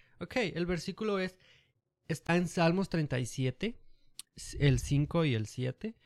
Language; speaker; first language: Spanish; native; Spanish